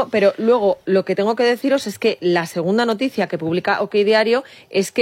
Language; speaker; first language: Spanish; native; Spanish